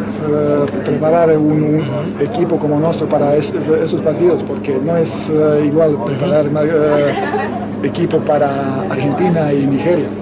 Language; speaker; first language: Spanish; non-native, fluent; Bosnian